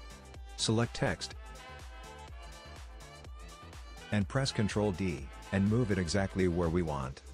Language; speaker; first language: English; non-native, fluent; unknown